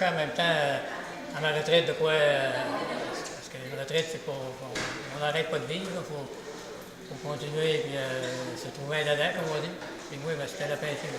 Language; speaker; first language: French; native; French